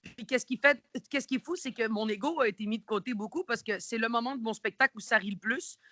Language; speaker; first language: French; early bilingual, other home language; Arabic